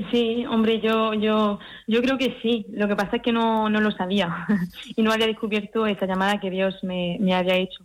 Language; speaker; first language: Spanish; early bilingual, heritage; French